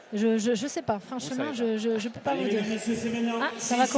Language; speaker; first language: French; native; French